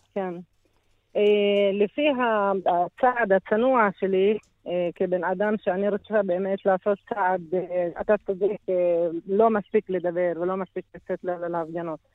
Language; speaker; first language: Hebrew; non-native, local second language; Arabic